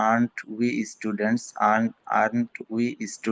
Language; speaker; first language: English; non-native, learner; Bangla